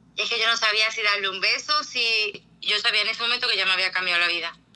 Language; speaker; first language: Spanish; native; Spanish